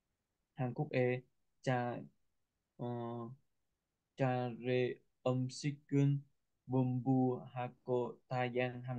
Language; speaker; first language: Korean; non-native, learner; Vietnamese